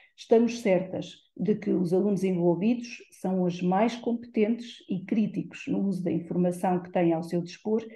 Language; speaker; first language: Portuguese; native; Portuguese